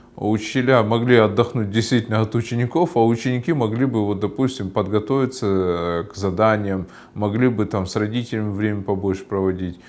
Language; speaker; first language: Russian; non-native, local second language; Kyrgyz